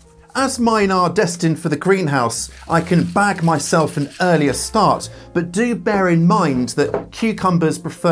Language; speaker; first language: English; native; English